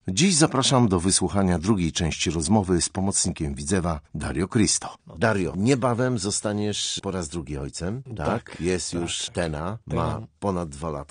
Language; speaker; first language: Polish; native; Polish